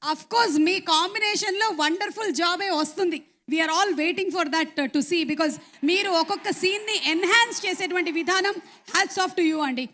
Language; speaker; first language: Telugu; native; Telugu